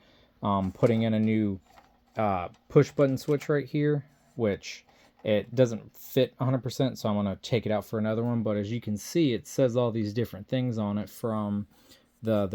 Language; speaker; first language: English; native; English